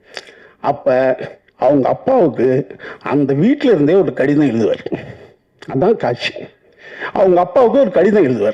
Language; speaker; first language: Tamil; native; Tamil